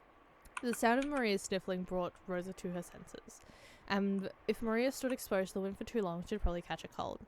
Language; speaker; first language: English; native; English